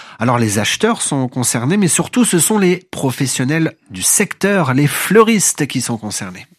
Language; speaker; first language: French; native; French